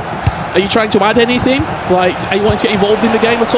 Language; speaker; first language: English; native; English